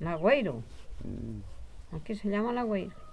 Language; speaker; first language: Spanish; non-native, local second language; Galician